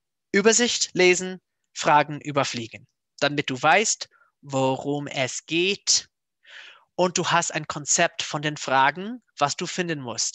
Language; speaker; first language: German; non-native, fluent; English